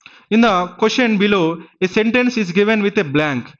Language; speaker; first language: English; non-native, local second language; Telugu